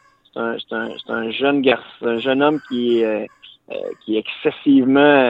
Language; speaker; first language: French; native; French